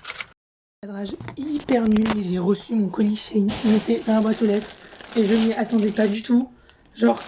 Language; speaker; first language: French; native; French